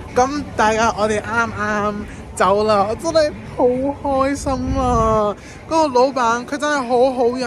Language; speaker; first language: Cantonese; non-native, fluent; English